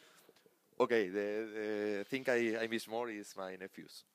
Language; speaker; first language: English; non-native, fluent; Spanish